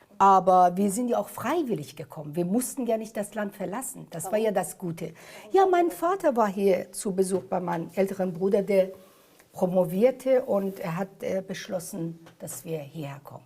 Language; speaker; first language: German; non-native, fluent; Persian